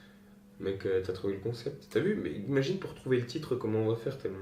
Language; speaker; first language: French; native; French